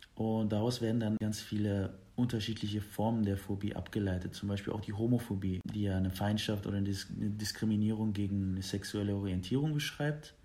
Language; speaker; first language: German; early bilingual, other home language; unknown